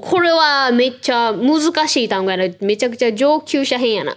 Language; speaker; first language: Japanese; early bilingual, heritage; Japanese